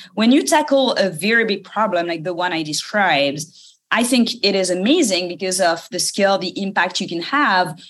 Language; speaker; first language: English; non-native, fluent; French